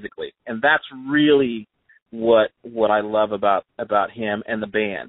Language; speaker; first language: English; native; English